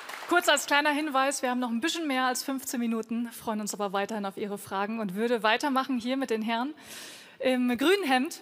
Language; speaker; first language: German; native; German